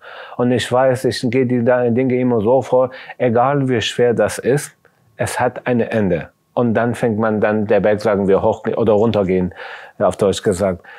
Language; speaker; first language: German; non-native, fluent; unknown